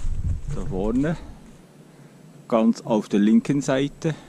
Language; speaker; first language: German; native; German